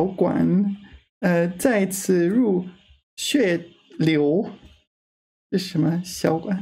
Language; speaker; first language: Chinese; non-native, learner; English